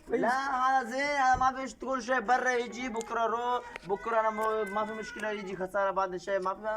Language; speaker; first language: Arabic; non-native, learner; Urdu